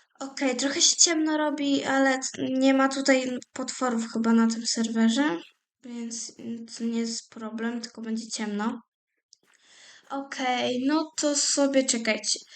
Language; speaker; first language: Polish; native; Polish